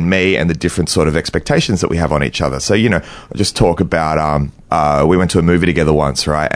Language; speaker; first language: English; native; English